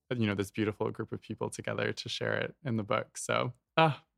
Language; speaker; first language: English; native; English